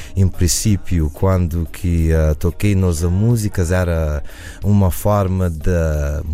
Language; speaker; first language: Portuguese; early bilingual, other home language; English